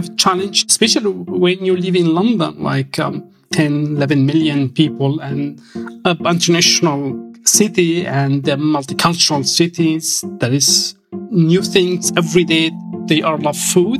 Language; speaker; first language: English; non-native, fluent; Arabic